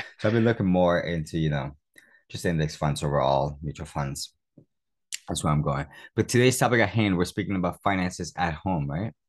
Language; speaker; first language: English; early bilingual, other home language; Spanish